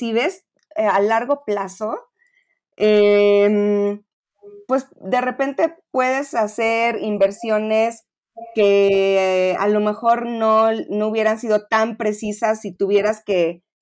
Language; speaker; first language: Spanish; native; Spanish